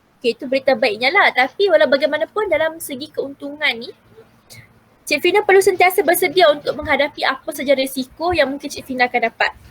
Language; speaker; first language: Malay; native; Malay